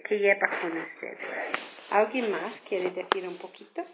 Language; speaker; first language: Spanish; non-native, fluent; English